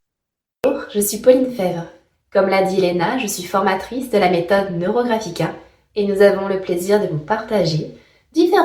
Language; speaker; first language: French; native; French